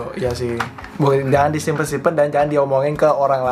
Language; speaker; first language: Indonesian; native; Indonesian